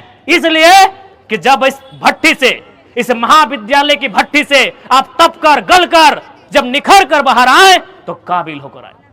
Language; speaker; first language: Hindi; non-native, local second language; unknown